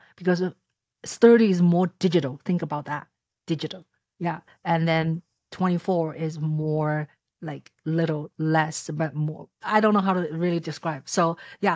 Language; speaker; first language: English; non-native, fluent; Chinese